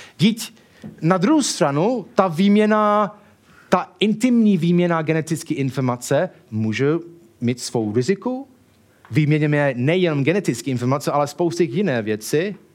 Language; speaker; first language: Czech; non-native, fluent; English